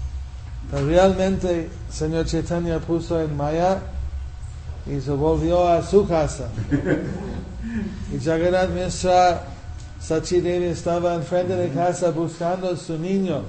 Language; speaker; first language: Spanish; non-native, fluent; English